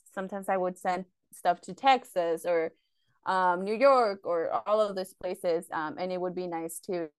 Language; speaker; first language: English; early bilingual, other home language; Spanish